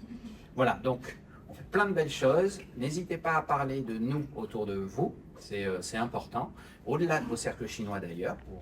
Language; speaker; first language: French; native; French